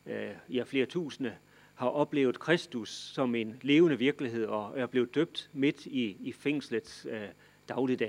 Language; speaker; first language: Danish; native; Danish